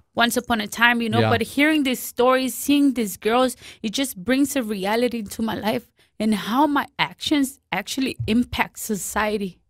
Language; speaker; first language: English; non-native, fluent; Spanish